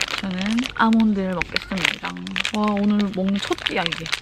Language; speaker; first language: Korean; native; Korean